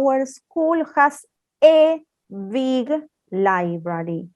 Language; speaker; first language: English; non-native, fluent; Spanish